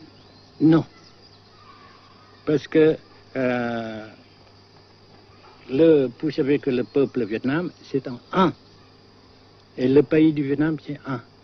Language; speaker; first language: French; non-native, fluent; Vietnamese